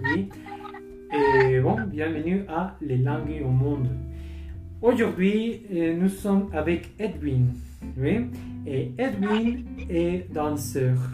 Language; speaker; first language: French; non-native, learner; Spanish